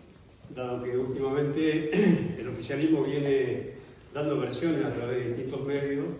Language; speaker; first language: Spanish; native; Spanish